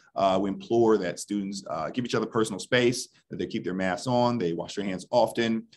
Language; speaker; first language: English; native; English